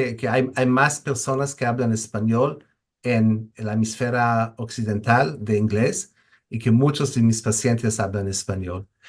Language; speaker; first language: Spanish; non-native, fluent; English